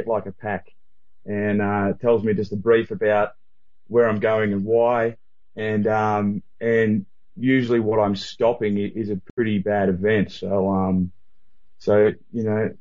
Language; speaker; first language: English; native; English